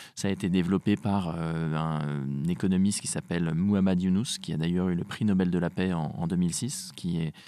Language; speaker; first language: French; native; French